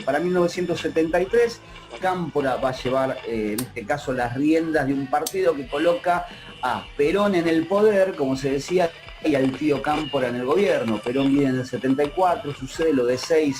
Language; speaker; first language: Spanish; native; Spanish